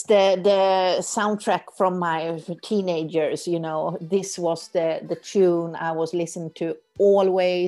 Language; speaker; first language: English; non-native, fluent; Swedish